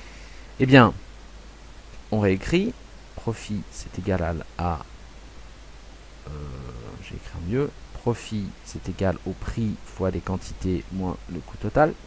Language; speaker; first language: French; native; French